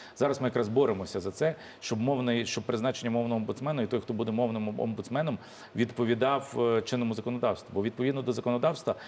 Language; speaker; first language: Ukrainian; native; Ukrainian